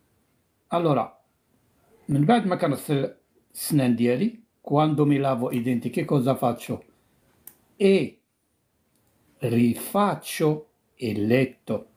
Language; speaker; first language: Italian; non-native, fluent; Arabic